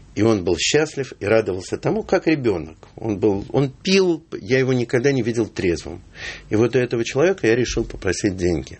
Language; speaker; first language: Russian; native; Russian